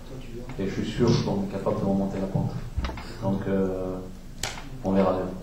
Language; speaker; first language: French; native; French